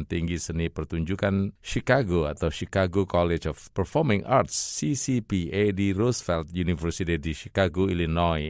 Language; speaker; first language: Indonesian; native; Indonesian